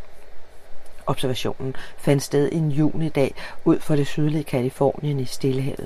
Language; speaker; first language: Danish; native; Danish